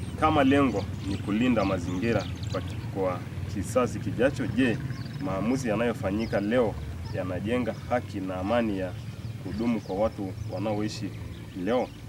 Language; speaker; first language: Swahili; non-native, local second language; Masai